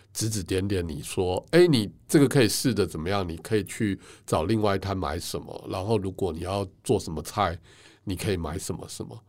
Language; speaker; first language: Chinese; native; Chinese